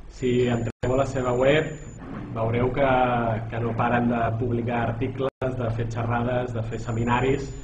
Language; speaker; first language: Catalan; native; Catalan